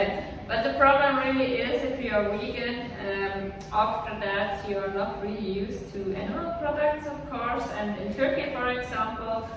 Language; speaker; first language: English; non-native, fluent; Swiss German